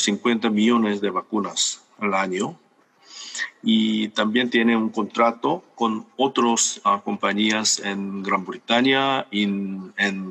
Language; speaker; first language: Spanish; non-native, fluent; Korean